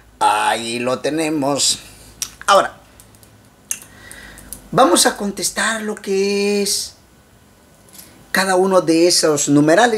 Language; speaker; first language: Spanish; native; Spanish